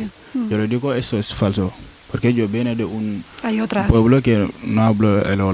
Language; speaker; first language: Spanish; non-native, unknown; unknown